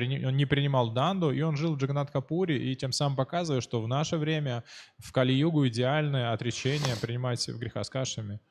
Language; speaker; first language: Russian; native; Russian